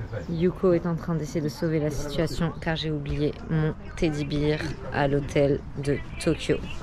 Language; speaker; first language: French; native; French